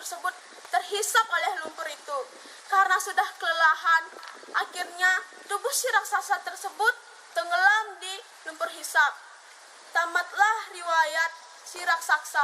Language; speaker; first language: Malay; non-native, local second language; Balinese